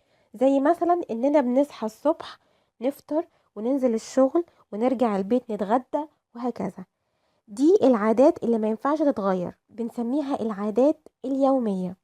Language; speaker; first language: Arabic; native; Arabic